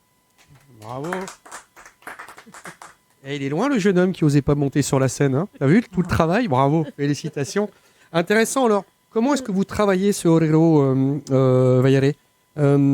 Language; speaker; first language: French; native; French